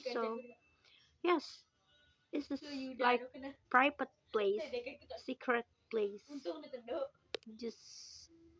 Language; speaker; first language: English; non-native, local second language; Indonesian